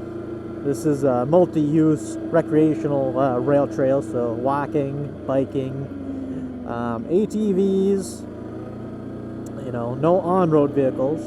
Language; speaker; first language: English; native; English